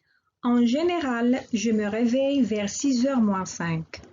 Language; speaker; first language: French; non-native, local second language; Arabic